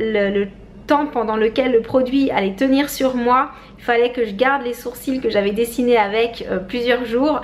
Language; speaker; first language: French; native; French